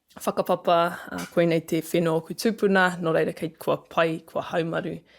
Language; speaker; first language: Māori; native; Māori